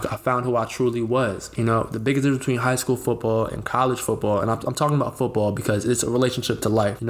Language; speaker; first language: English; native; English